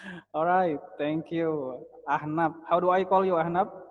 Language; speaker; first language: English; non-native, fluent; Indonesian